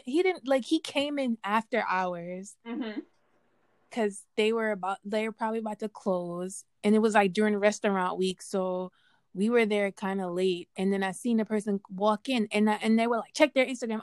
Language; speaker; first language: English; native; English